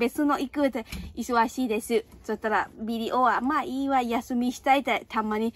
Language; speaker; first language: Japanese; non-native, learner; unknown